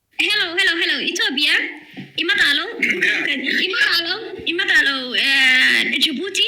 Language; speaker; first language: Amharic; non-native, learner; Somali